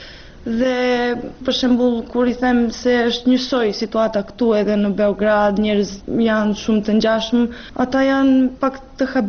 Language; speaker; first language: Albanian; non-native, fluent; Serbian